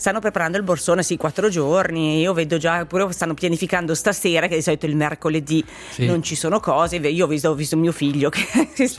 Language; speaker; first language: Italian; native; Italian